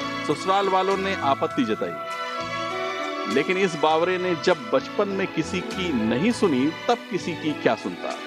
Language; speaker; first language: Hindi; native; Hindi